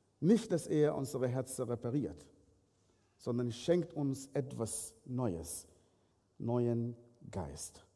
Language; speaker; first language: German; non-native, fluent; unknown